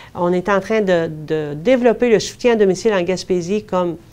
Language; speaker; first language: French; native; French